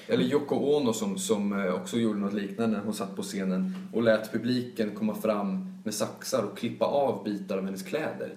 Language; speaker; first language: Swedish; native; Swedish